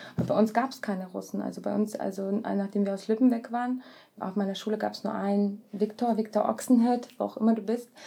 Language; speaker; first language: German; early bilingual, other home language; Russian